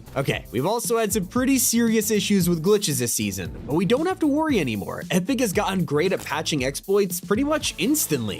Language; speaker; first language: English; native; English